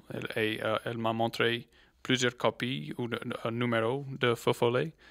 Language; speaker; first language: French; non-native, local second language; English